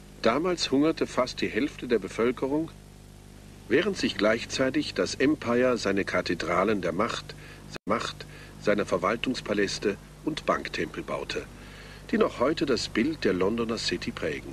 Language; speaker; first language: German; native; German